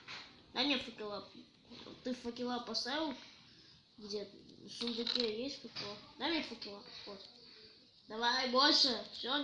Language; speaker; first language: Russian; native; Russian